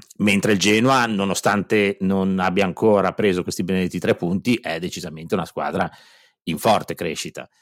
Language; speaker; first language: Italian; native; Italian